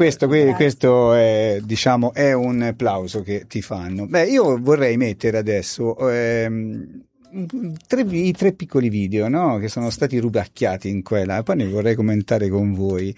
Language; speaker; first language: Italian; native; Italian